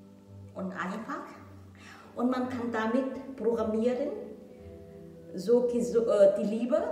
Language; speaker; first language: German; non-native, learner; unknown